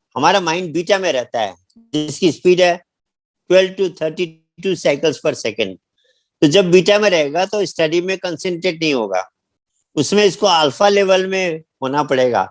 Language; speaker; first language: Hindi; native; Hindi